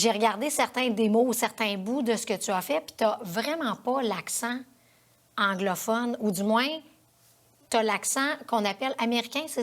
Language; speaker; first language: French; native; French